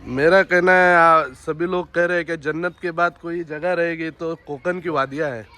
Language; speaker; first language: Hindi; non-native, local second language; Marathi